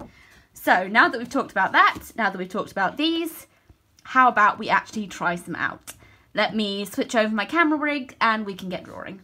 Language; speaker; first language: English; native; English